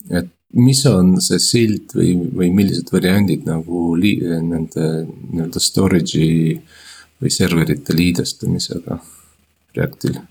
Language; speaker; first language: Estonian; non-native, local second language; Russian